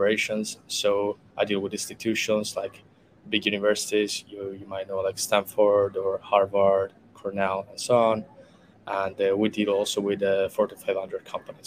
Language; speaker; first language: English; non-native, fluent; Italian